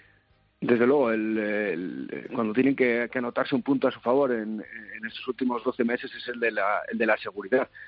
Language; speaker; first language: Spanish; native; Spanish